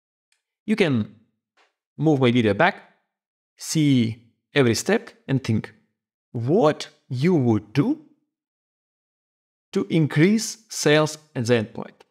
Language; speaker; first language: English; non-native, fluent; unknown